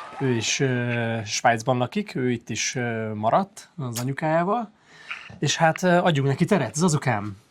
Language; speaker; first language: Hungarian; native; Hungarian